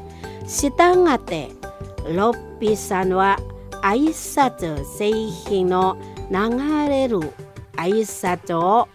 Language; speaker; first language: Japanese; non-native, fluent; Indonesian